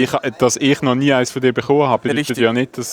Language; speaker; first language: German; native; German